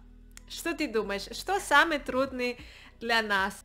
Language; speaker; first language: Russian; non-native, learner; Spanish